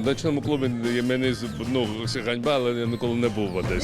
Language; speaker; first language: Ukrainian; non-native, learner; Georgian